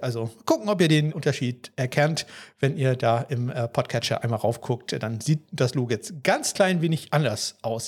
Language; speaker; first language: German; native; German